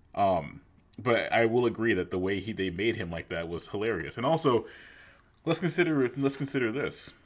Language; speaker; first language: English; native; English